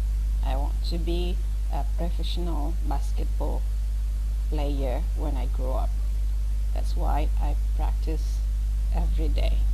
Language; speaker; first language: English; non-native, fluent; Indonesian